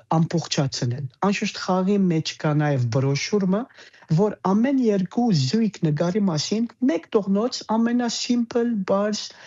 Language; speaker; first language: Armenian; early bilingual, heritage; Armenian